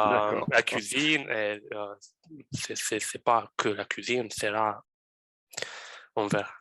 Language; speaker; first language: French; non-native, fluent; Romanian